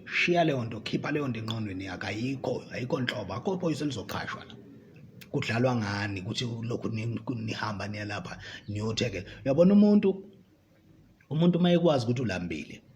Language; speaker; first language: Zulu; non-native, local second language; Swati